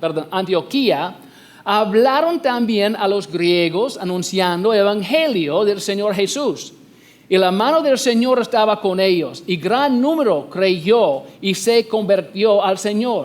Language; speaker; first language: Spanish; non-native, fluent; English